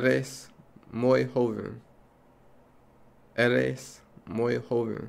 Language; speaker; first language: Spanish; non-native, learner; English